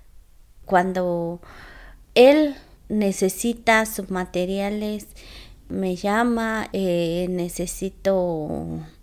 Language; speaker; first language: Spanish; non-native, local second language; Zapotec